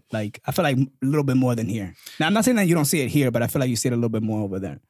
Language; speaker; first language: English; early bilingual, other home language; Spanish